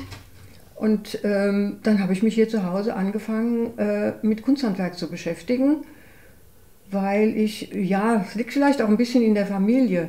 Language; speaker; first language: German; native; German